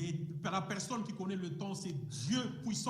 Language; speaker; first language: French; non-native, fluent; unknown